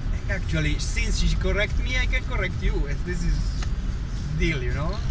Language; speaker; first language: English; non-native, fluent; Italian